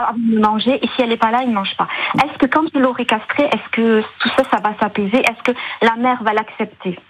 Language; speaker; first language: French; native; French